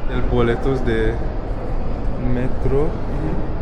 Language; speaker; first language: Spanish; non-native, learner; French